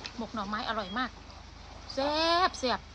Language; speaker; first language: Thai; native; Thai